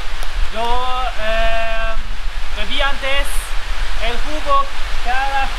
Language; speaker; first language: Spanish; non-native, learner; German